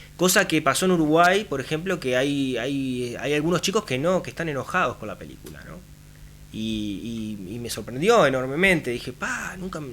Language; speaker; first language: Spanish; native; Spanish